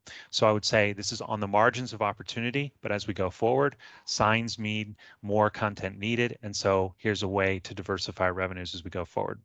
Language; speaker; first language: English; native; English